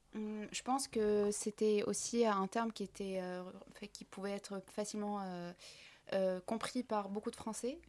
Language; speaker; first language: French; non-native, local second language; Arabic